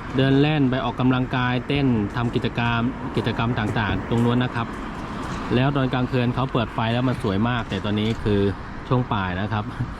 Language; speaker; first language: Thai; non-native, fluent; Chinese